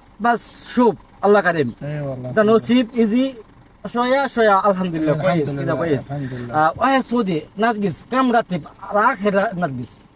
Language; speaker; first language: Arabic; non-native, learner; Bangla